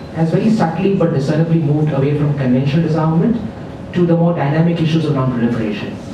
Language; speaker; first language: English; non-native, fluent; Persian